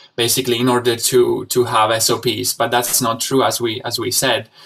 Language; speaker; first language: English; non-native, fluent; Italian